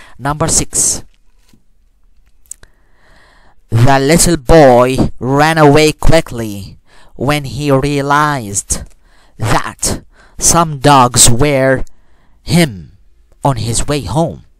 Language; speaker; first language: English; non-native, fluent; Arabic